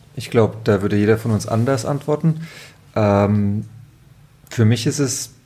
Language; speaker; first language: German; native; German